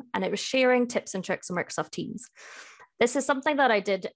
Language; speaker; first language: English; native; English